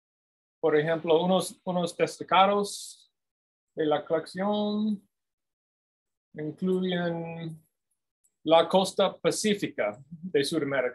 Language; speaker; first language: Spanish; non-native, fluent; English